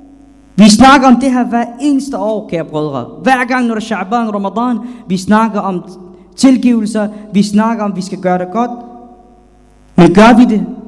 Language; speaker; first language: Danish; non-native, fluent; Arabic